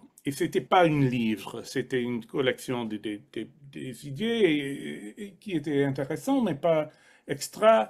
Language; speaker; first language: French; non-native, fluent; English